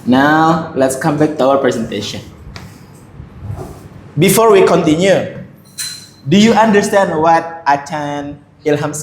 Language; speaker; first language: English; non-native, fluent; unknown